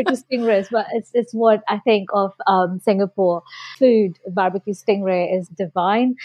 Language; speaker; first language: English; non-native, local second language; Bangla